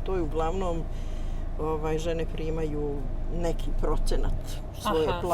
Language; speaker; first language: Bosnian; native; Bosnian